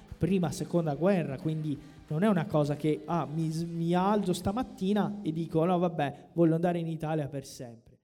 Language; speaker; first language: Italian; non-native, fluent; Portuguese